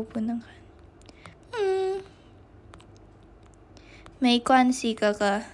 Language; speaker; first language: Chinese; non-native, learner; Indonesian